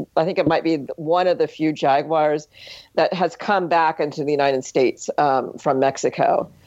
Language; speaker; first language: English; native; English